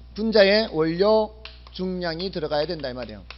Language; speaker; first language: Korean; native; Korean